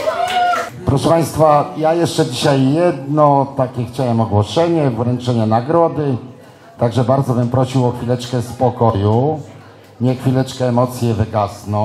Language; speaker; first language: Polish; native; Polish